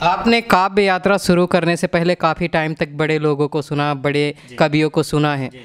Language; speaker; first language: Hindi; native; Hindi